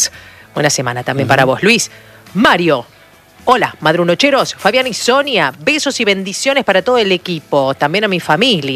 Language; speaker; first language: Spanish; native; Spanish